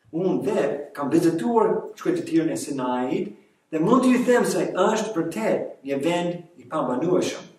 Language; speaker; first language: Albanian; non-native, fluent; English